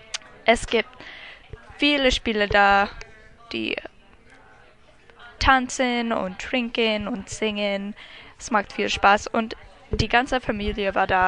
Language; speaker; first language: German; non-native, learner; English